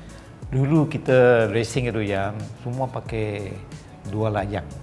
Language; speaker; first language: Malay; non-native, local second language; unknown